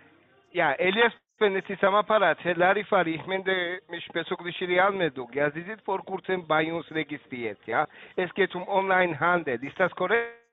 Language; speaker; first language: German; non-native, learner; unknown